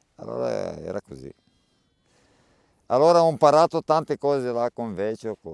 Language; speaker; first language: Italian; non-native, learner; Romanian